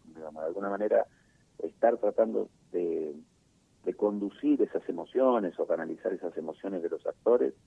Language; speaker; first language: Spanish; native; Spanish